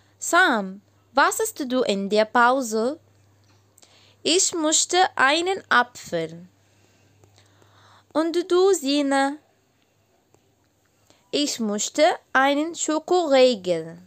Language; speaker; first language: German; non-native, learner; Arabic